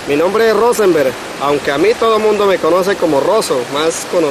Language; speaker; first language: Spanish; native; Spanish